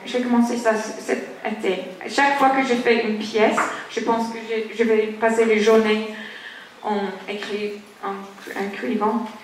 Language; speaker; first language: French; non-native, learner; English